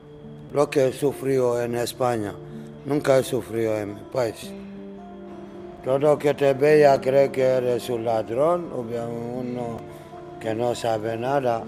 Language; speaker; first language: Spanish; non-native, learner; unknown